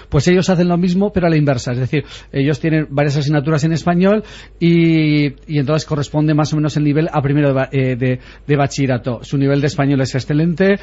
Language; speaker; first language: Spanish; native; Spanish